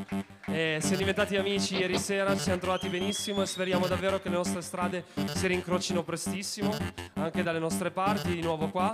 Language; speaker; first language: Italian; native; Italian